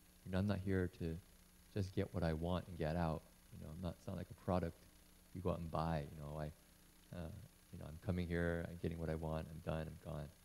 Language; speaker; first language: English; early bilingual, other home language; Chinese